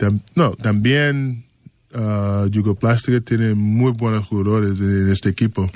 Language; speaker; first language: Spanish; non-native, learner; English